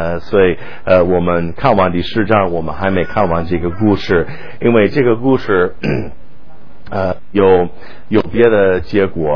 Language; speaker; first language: Chinese; non-native, fluent; English